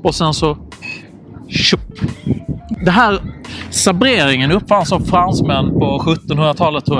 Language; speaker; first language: Swedish; native; Swedish